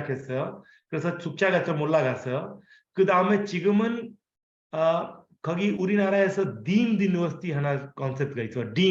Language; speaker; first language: Korean; non-native, fluent; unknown